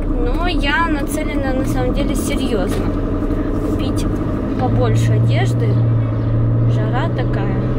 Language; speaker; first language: Russian; native; Russian